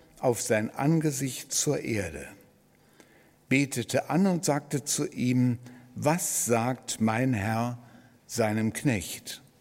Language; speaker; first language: German; native; German